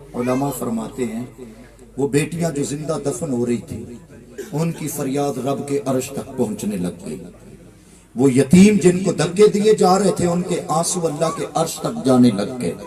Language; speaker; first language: Urdu; non-native, local second language; Punjabi